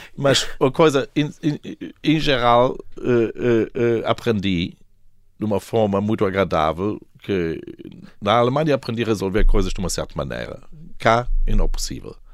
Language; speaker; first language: Portuguese; non-native, fluent; German